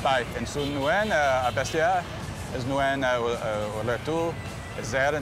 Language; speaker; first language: Basque; non-native, learner; English